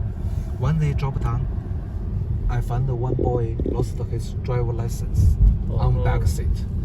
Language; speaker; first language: English; non-native, learner; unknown